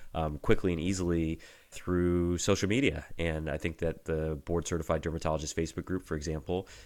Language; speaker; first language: English; native; English